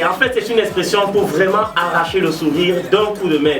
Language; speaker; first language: French; native; French